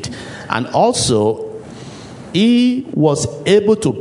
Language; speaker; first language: English; non-native, local second language; Yoruba